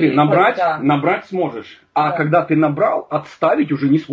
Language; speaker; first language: Russian; native; Russian